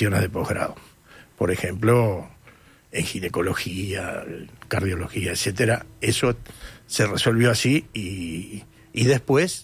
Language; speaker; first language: Spanish; native; Spanish